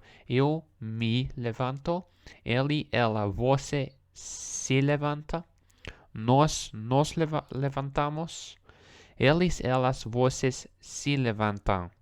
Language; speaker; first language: Portuguese; non-native, learner; English